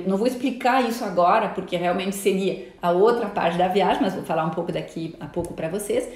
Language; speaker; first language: Portuguese; non-native, fluent; French